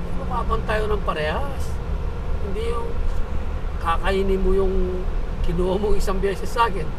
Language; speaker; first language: Filipino; non-native, local second language; Pampanga